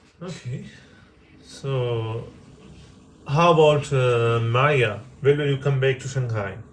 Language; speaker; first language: English; non-native, learner; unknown